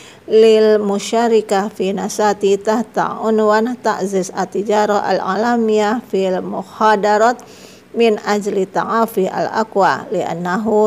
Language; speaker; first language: Arabic; non-native, fluent; Indonesian